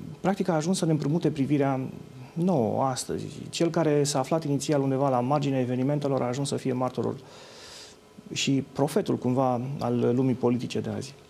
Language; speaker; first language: Romanian; native; Romanian